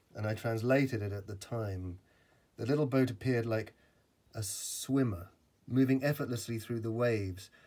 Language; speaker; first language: English; native; English